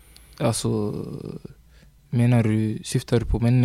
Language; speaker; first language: Swedish; early bilingual, other home language; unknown